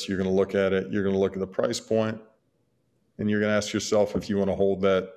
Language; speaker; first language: English; native; English